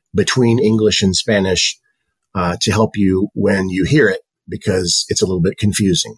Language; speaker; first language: English; native; English